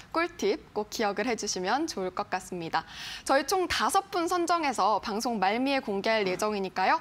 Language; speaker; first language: Korean; native; Korean